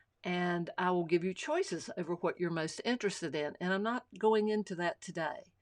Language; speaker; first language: English; native; English